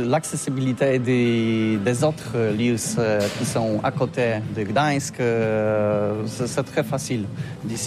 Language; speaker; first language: French; non-native, learner; Polish